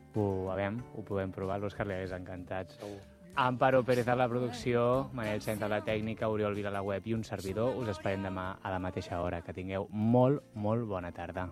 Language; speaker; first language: Catalan; native; Catalan